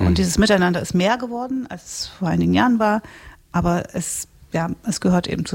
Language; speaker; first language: German; native; German